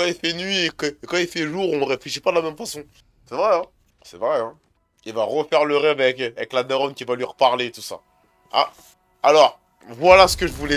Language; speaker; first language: French; native; French